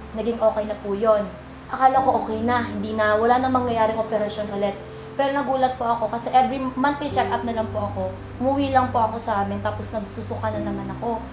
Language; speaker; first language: Filipino; non-native, local second language; Bikol